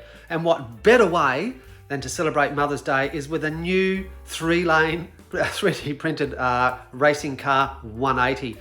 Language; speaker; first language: English; native; English